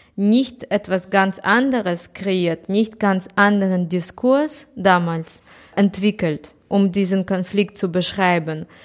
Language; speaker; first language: German; non-native, fluent; Russian